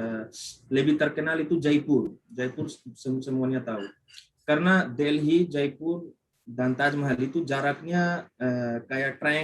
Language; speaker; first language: Indonesian; non-native, fluent; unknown